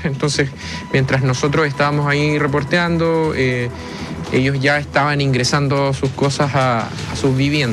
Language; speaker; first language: Spanish; native; Spanish